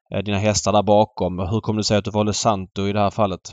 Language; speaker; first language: Swedish; native; Swedish